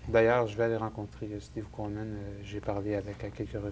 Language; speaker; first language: French; native; French